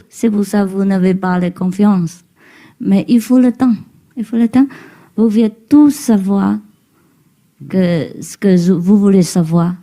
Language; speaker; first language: French; non-native, learner; Chinese